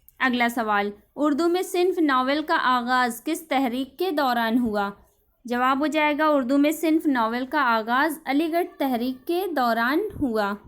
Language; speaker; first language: Urdu; native; Urdu